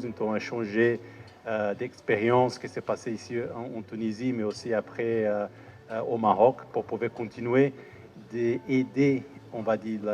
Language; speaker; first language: French; non-native, fluent; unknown